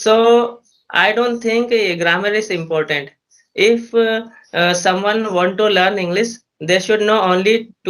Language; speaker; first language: English; non-native, learner; Hindi